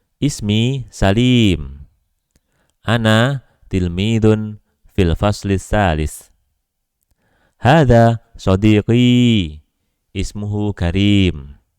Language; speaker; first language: Arabic; non-native, fluent; Indonesian